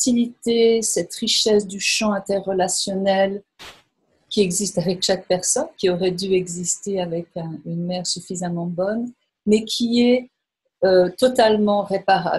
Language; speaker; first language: French; native; French